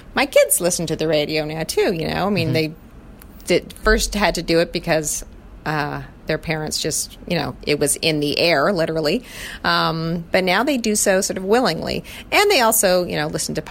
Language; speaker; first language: English; native; English